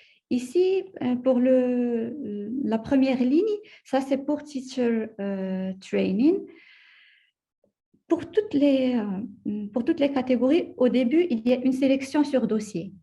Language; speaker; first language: French; non-native, local second language; Arabic